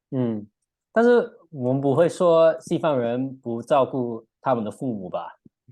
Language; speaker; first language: Chinese; early bilingual, heritage; English